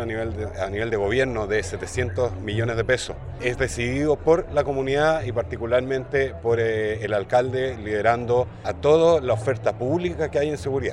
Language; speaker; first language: Spanish; native; Spanish